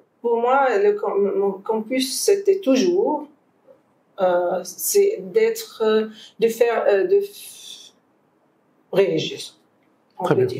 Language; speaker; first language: French; non-native, fluent; Arabic